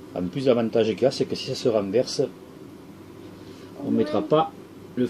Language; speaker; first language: French; native; French